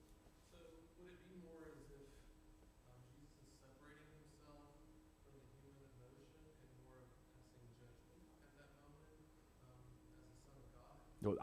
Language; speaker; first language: English; native; English